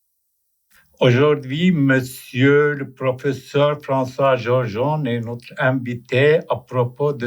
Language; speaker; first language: French; non-native, fluent; Turkish